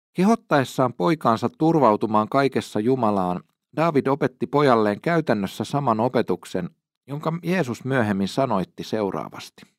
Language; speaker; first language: Finnish; native; Finnish